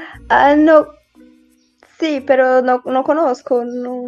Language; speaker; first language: Spanish; non-native, learner; Portuguese